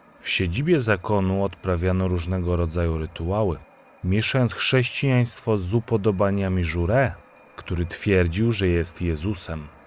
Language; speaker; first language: Polish; native; Polish